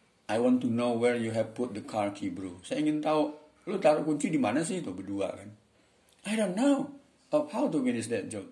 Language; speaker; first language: English; non-native, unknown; Indonesian